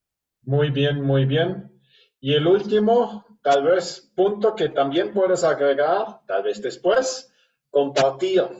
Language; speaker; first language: Spanish; non-native, fluent; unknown